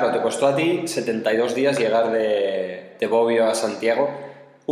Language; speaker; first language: Spanish; native; Spanish